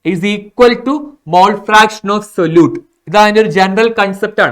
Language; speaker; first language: English; non-native, local second language; Malayalam